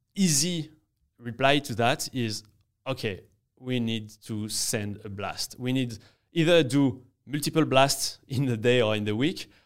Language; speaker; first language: English; non-native, fluent; French